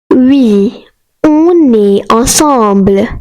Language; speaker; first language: French; non-native, fluent; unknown